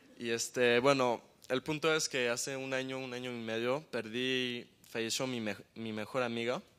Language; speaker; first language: Spanish; early bilingual, heritage; Spanish